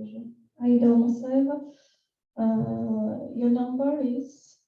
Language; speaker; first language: English; non-native, fluent; Russian